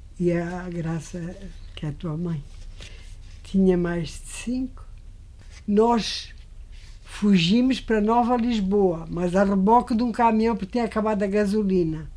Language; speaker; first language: Portuguese; native; Portuguese